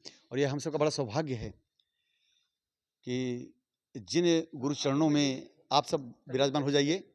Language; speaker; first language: Hindi; native; Hindi